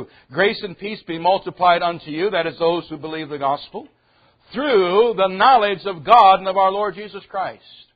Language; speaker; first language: English; native; English